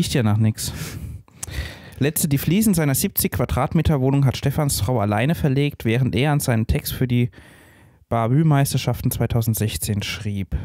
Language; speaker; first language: German; native; German